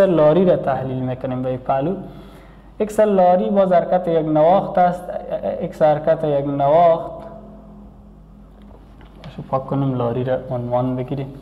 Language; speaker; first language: Persian; native; Persian